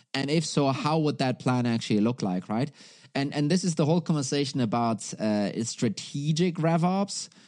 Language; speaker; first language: English; non-native, fluent; German